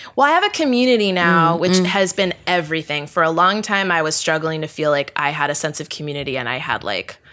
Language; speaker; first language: English; native; English